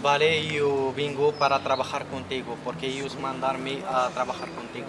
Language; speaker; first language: Spanish; non-native, learner; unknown